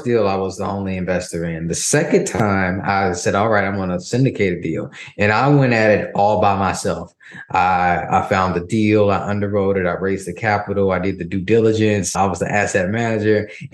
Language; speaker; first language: English; native; English